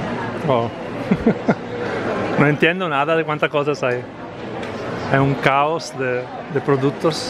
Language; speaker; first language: Spanish; non-native, fluent; Italian